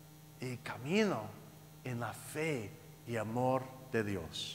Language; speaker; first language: Spanish; non-native, learner; English